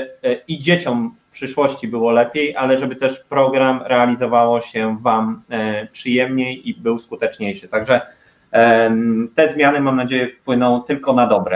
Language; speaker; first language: Polish; native; Polish